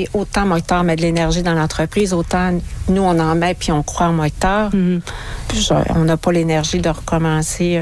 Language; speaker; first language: French; native; French